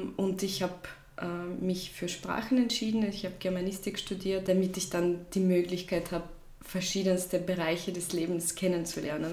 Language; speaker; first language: German; non-native, fluent; Russian